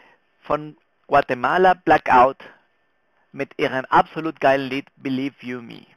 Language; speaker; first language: German; non-native, fluent; Spanish